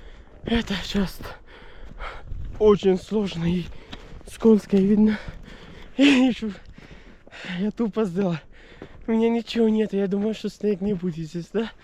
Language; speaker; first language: Russian; non-native, learner; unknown